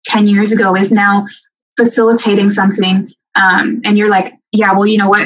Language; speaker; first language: English; native; English